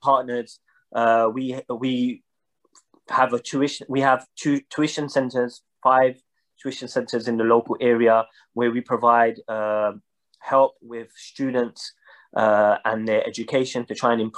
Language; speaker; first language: English; native; English